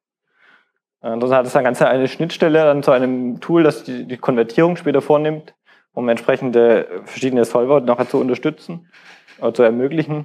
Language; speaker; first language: German; native; German